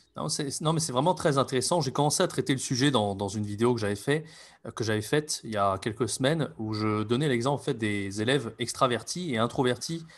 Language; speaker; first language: French; native; French